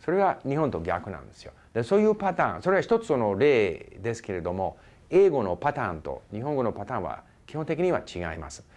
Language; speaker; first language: Japanese; non-native, fluent; English